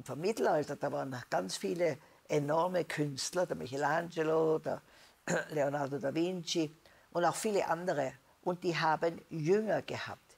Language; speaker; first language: German; native; German